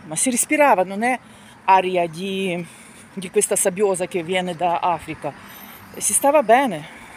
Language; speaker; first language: Italian; non-native, learner; Ukrainian